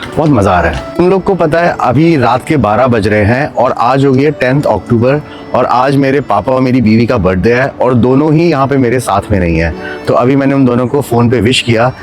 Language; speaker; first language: Hindi; native; Hindi